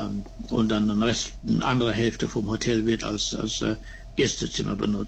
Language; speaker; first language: German; early bilingual, heritage; German